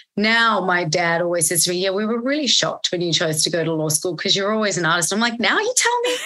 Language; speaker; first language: English; native; English